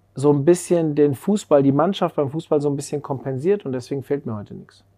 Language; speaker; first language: German; native; German